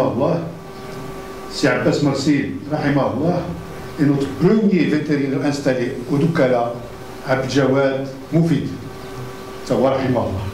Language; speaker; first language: French; non-native, local second language; Arabic